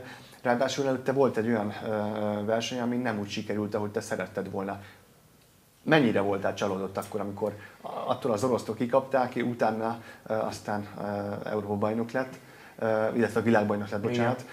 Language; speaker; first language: Hungarian; native; Hungarian